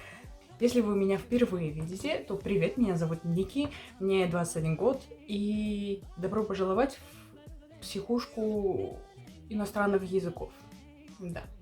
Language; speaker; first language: Russian; early bilingual, heritage; Russian